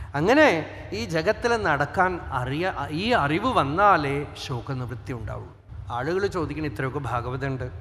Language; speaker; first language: Malayalam; non-native, local second language; Tamil